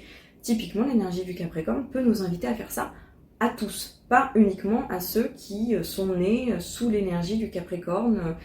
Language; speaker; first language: French; native; French